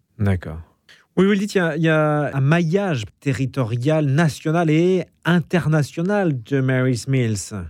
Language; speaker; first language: French; native; French